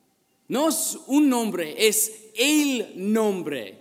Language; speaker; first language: Spanish; non-native, fluent; English